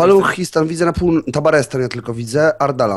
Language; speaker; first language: Polish; native; Polish